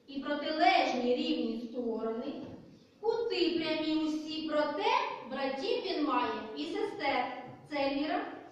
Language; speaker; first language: Ukrainian; native; Ukrainian